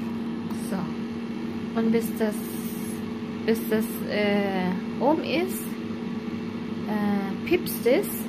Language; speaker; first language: German; non-native, learner; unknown